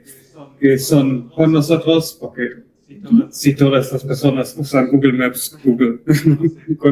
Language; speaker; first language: Spanish; non-native, learner; German